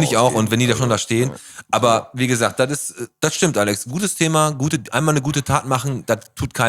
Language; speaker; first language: German; native; German